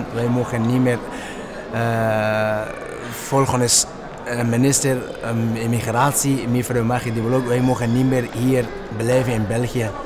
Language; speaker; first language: Dutch; non-native, learner; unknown